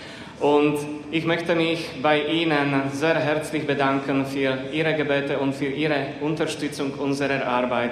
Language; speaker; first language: German; non-native, fluent; Slovak